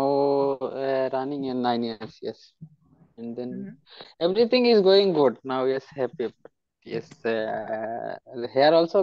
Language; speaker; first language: English; non-native, learner; Hindi